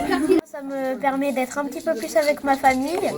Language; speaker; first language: French; native; French